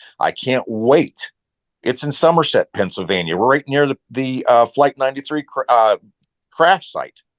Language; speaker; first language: English; native; English